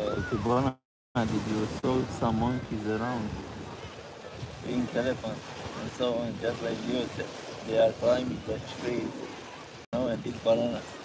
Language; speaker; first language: English; non-native, fluent; Romanian